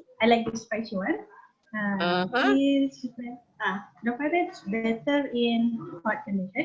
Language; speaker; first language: English; non-native, learner; Indonesian